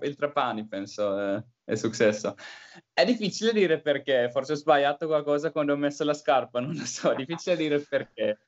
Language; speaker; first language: Italian; non-native, learner; Finnish